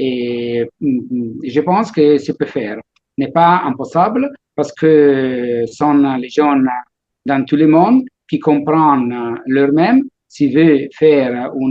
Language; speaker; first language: French; non-native, learner; Italian